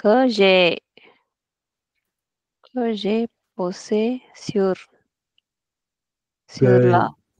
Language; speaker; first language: French; non-native, learner; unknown